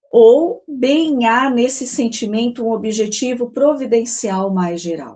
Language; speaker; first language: Portuguese; native; Portuguese